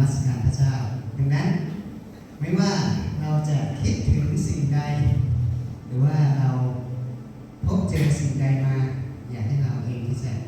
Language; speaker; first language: Thai; non-native, local second language; Iu Mien